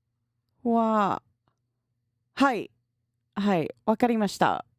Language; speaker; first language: Japanese; non-native, learner; English